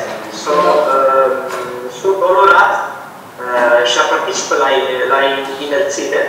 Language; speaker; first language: Romanian; non-native, learner; Italian